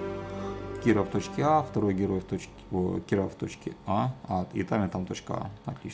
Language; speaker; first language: Russian; native; Russian